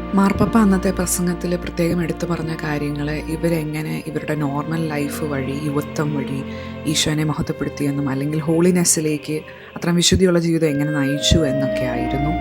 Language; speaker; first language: Malayalam; early bilingual, heritage; Malayalam